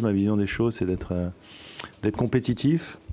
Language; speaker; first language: French; native; French